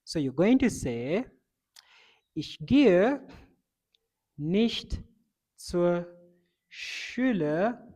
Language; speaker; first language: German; non-native, fluent; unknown